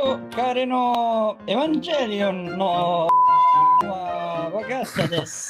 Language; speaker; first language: Japanese; non-native, learner; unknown